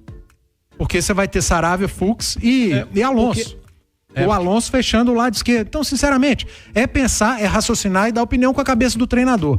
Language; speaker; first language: Portuguese; native; Portuguese